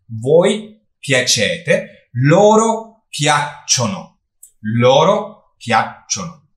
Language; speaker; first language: Italian; non-native, fluent; Turkish